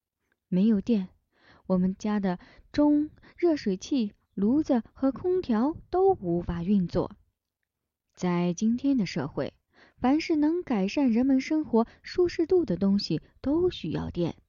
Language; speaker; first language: Chinese; native; Chinese